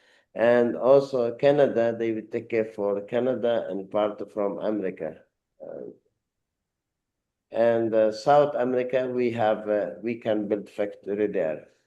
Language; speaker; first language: English; non-native, learner; Arabic